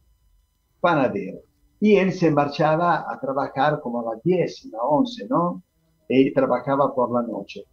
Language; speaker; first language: Spanish; non-native, fluent; Italian